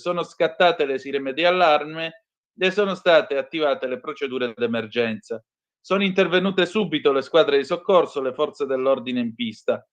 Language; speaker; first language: Italian; native; Italian